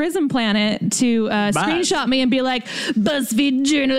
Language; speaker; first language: English; native; English